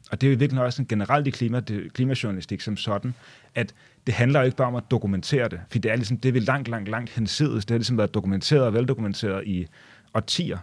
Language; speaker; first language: Danish; native; Danish